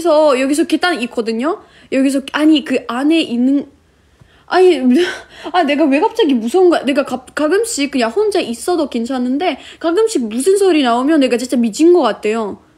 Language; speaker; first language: Korean; non-native, fluent; Russian